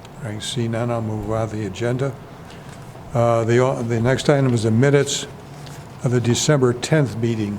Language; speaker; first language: English; native; English